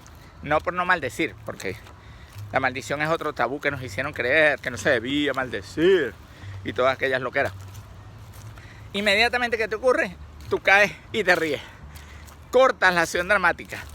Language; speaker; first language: Spanish; native; Spanish